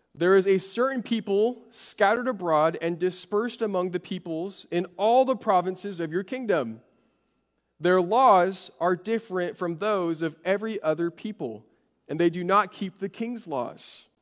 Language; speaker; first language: English; native; English